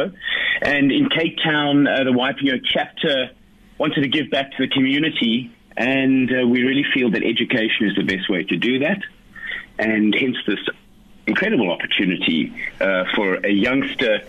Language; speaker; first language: English; native; English